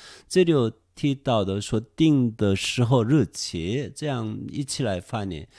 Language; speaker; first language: Chinese; non-native, fluent; Korean